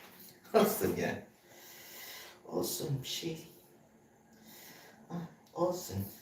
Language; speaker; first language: Turkish; non-native, learner; Filipino